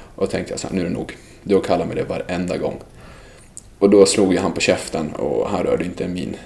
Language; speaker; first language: Swedish; early bilingual, other home language; Serbian